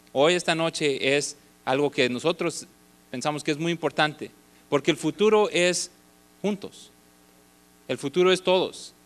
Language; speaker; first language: Spanish; early bilingual, other home language; English